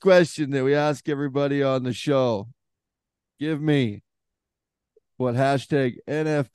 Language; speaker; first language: English; native; English